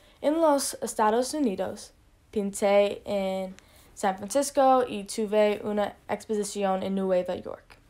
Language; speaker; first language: Spanish; non-native, learner; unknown